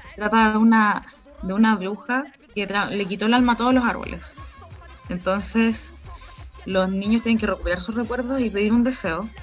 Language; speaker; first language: Spanish; native; Spanish